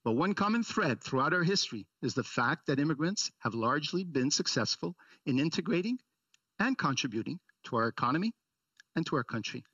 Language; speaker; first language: English; early bilingual, other home language; Italian